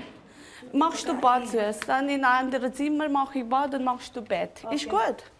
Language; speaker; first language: German; non-native, local second language; Tibetan